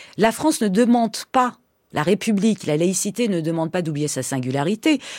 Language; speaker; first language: French; early bilingual, other home language; Persian